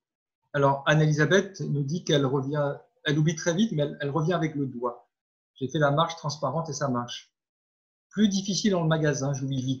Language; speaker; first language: French; native; French